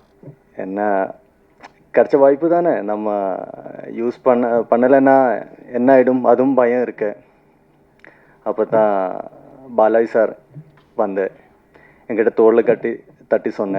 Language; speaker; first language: Tamil; non-native, fluent; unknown